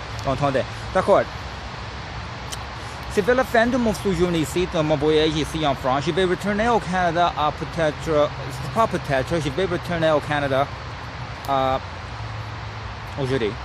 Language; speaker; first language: French; non-native, learner; English